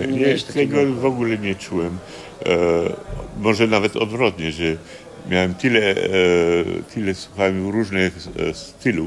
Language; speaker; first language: Polish; non-native, fluent; French